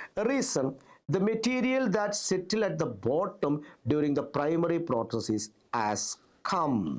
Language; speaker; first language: English; non-native, local second language; Malayalam